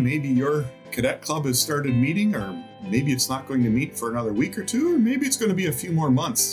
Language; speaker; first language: English; native; English